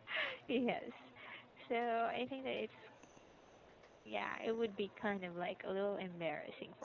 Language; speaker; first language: English; non-native, local second language; Filipino